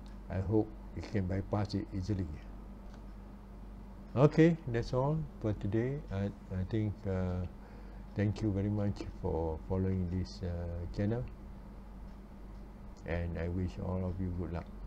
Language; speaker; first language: English; non-native, local second language; Malay